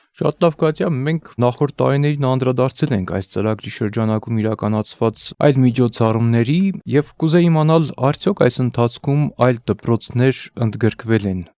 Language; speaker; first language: Armenian; native; Armenian